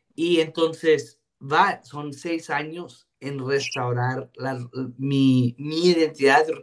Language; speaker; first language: Spanish; native; Spanish